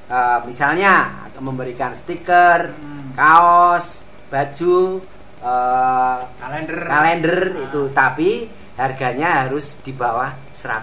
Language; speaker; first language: Indonesian; native; Indonesian